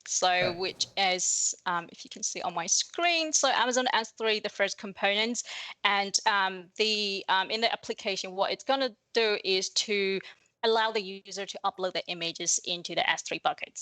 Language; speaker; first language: English; non-native, fluent; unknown